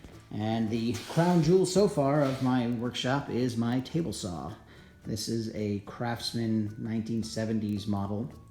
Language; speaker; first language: English; native; English